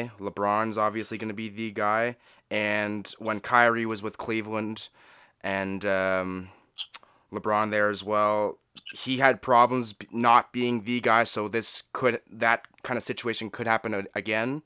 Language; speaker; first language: English; native; English